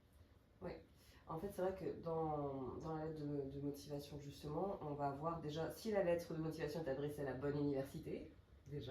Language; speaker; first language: French; native; French